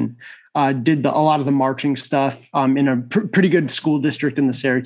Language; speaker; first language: English; native; English